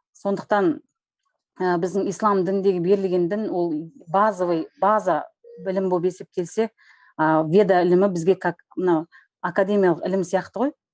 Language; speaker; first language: Kazakh; native; Kazakh